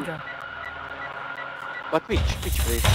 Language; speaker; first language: English; non-native, learner; Hungarian